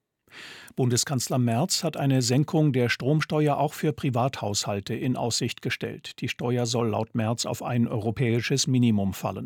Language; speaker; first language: German; native; German